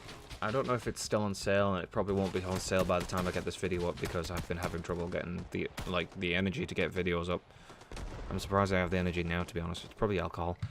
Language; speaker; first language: English; native; English